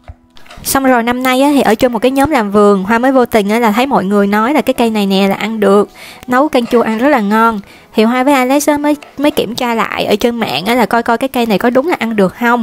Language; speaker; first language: Vietnamese; native; Vietnamese